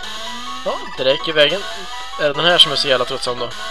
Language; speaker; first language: Swedish; native; Swedish